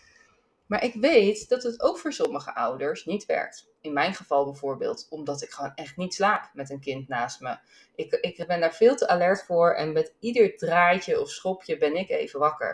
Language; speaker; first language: Dutch; native; Dutch